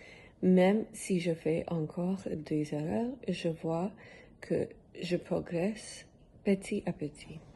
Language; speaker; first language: French; non-native, learner; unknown